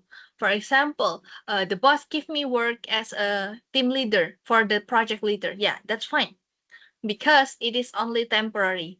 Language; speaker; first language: English; non-native, fluent; Indonesian